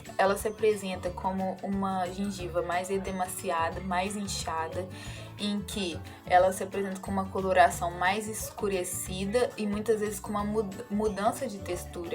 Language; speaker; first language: Portuguese; native; Portuguese